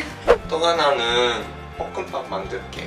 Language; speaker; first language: Korean; non-native, fluent; Japanese